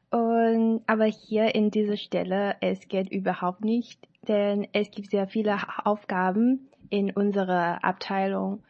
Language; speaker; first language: German; non-native, learner; Chinese